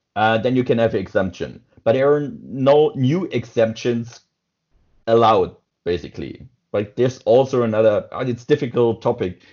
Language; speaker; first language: English; non-native, fluent; German